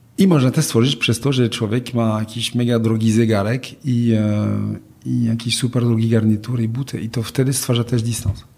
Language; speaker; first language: Polish; non-native, fluent; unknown